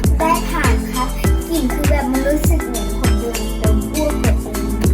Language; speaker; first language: Thai; native; Thai